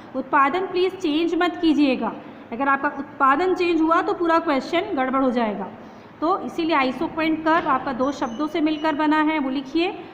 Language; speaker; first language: Hindi; native; Hindi